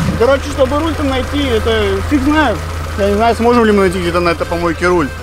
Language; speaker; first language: Russian; native; Russian